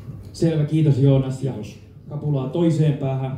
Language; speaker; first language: Finnish; native; Finnish